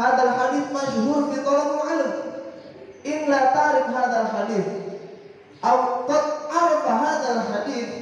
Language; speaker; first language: Arabic; non-native, learner; Indonesian